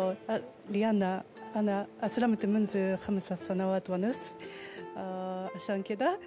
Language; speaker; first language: Arabic; non-native, learner; Japanese